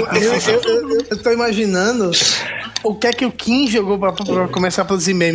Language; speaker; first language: Portuguese; native; Portuguese